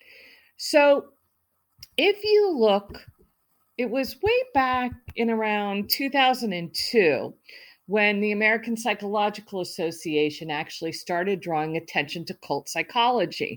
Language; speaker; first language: English; native; English